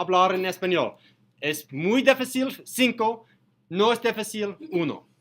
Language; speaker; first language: Spanish; non-native, learner; English